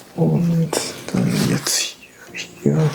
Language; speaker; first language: German; non-native, learner; Japanese